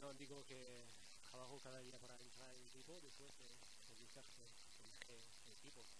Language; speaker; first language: Spanish; non-native, fluent; French